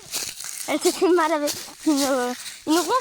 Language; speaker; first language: French; native; French